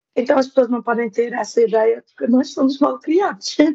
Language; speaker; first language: Portuguese; non-native, local second language; Kabuverdianu